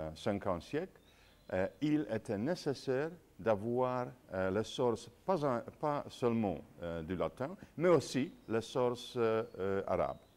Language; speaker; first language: French; non-native, fluent; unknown